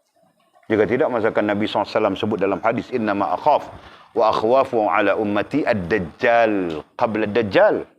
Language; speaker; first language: Malay; native; Malay